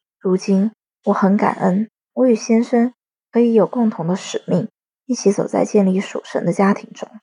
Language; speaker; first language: Chinese; native; Chinese